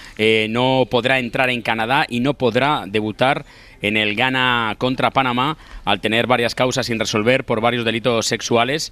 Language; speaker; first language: Spanish; native; Spanish